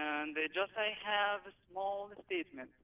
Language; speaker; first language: English; non-native, learner; Arabic